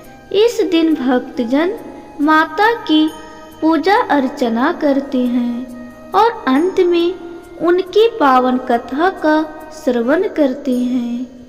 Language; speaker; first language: Hindi; native; Hindi